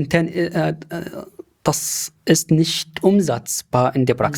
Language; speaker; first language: German; non-native, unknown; Arabic